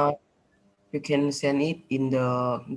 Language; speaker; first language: English; non-native, learner; Vietnamese